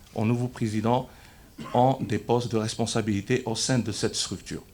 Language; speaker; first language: French; non-native, local second language; Arabic